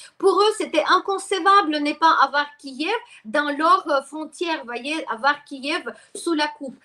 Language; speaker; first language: French; non-native, fluent; Russian